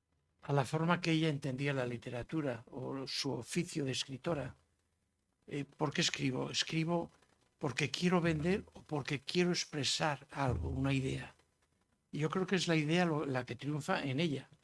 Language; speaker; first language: Spanish; native; Spanish